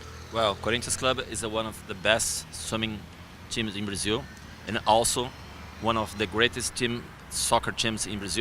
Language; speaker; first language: English; non-native, learner; Portuguese